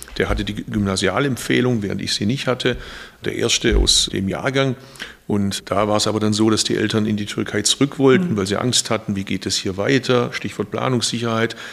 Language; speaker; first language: German; early bilingual, other home language; Turkish